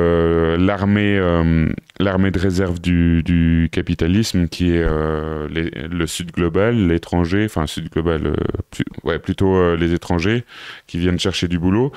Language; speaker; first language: French; native; French